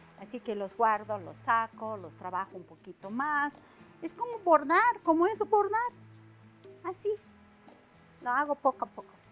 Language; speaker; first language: Spanish; early bilingual, heritage; Spanish